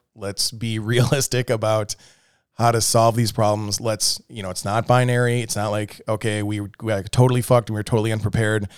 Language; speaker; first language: English; native; English